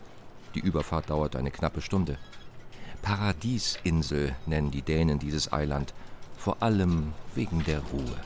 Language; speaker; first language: German; native; German